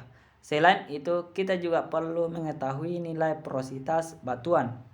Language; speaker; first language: Indonesian; native; Indonesian